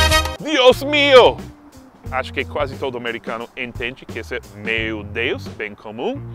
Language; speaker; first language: Portuguese; non-native, fluent; English